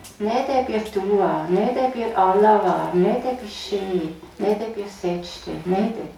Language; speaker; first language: Turkish; non-native, fluent; German